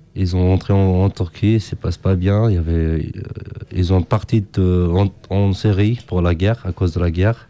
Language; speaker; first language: French; non-native, learner; Kurdish